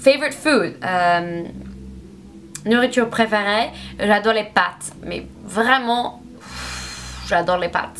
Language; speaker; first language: French; non-native, learner; English